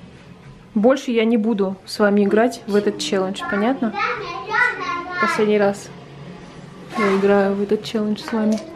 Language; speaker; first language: Russian; native; Russian